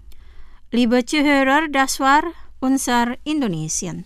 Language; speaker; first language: German; non-native, fluent; Indonesian